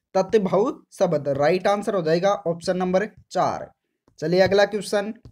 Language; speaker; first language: Hindi; native; Hindi